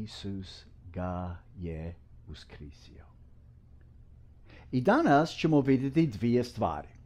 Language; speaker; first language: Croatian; non-native, fluent; English